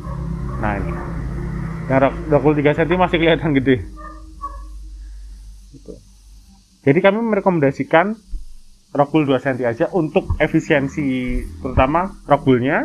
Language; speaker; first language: Indonesian; native; Indonesian